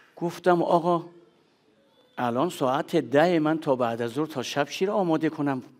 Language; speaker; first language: Persian; native; Persian